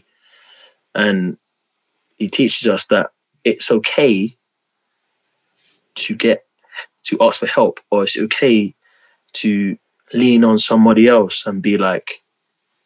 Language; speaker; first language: English; native; English